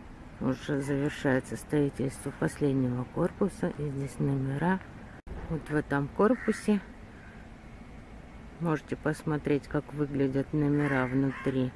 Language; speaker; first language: Russian; native; Russian